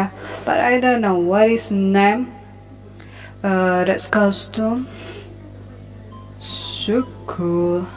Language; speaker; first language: English; non-native, learner; Indonesian